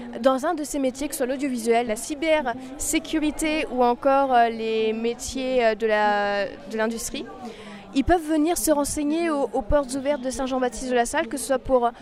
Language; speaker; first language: French; native; French